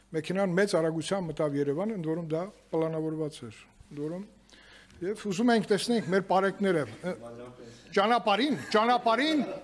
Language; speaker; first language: Armenian; native; Armenian